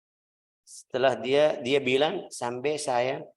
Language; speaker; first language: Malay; non-native, fluent; Arabic